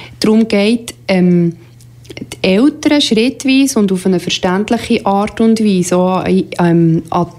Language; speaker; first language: German; native; German